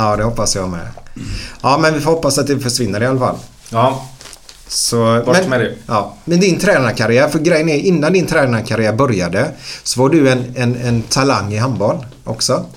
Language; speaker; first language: Swedish; native; Swedish